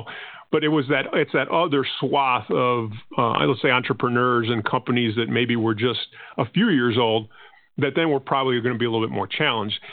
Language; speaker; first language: English; non-native, fluent; Spanish